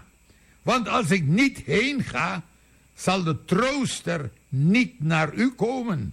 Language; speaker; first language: Dutch; native; Dutch